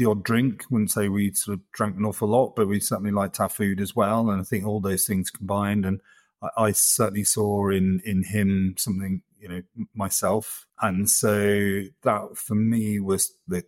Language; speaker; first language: English; native; English